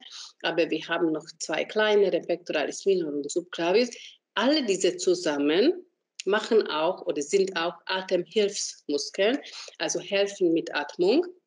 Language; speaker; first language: German; non-native, fluent; Hungarian